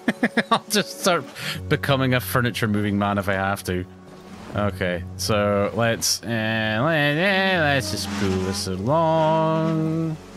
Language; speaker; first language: English; native; English